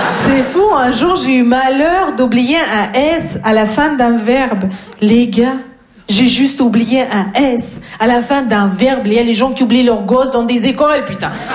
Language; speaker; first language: French; non-native, fluent; Russian